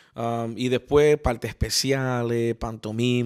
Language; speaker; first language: Spanish; early bilingual, heritage; Spanish